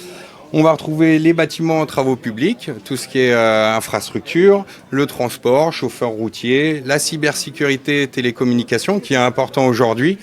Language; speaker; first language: French; native; French